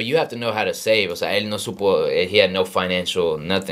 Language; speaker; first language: English; early bilingual, other home language; Spanish